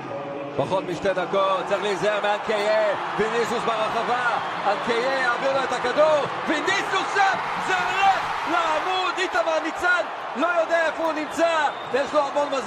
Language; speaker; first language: Hebrew; native; Hebrew